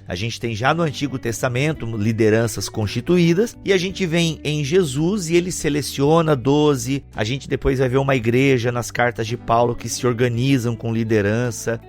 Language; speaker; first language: Portuguese; native; Portuguese